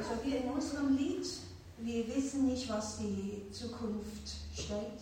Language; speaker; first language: German; non-native, fluent; Chinese